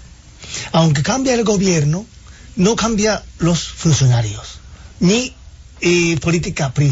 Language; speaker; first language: Spanish; non-native, fluent; Japanese